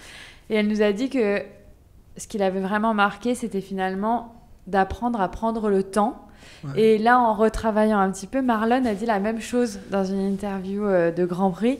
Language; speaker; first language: French; native; French